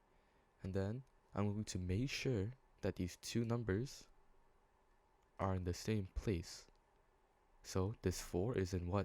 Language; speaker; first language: English; native; English